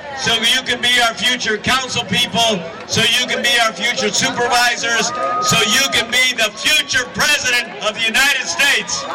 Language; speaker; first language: English; early bilingual, other home language; Spanish